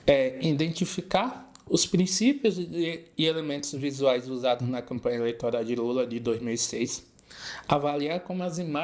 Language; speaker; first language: Portuguese; native; Portuguese